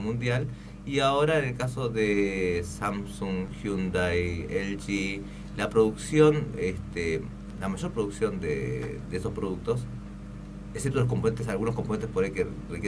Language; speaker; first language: Spanish; early bilingual, other home language; Korean